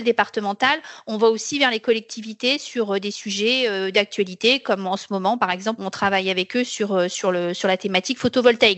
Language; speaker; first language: French; native; French